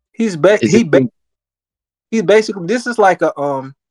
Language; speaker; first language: English; native; English